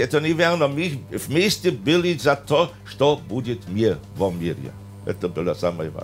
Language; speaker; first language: Russian; non-native, fluent; German